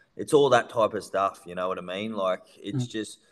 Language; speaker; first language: English; native; English